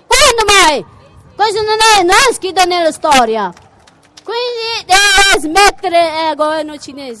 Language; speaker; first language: Italian; non-native, fluent; Tibetan